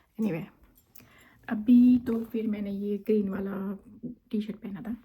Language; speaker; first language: Hindi; non-native, local second language; Gujarati